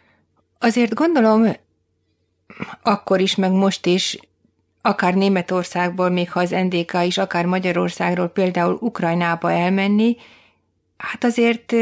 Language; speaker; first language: Hungarian; native; Hungarian